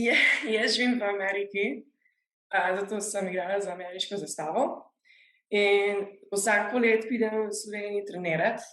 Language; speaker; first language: Slovenian; early bilingual, heritage; Slovenian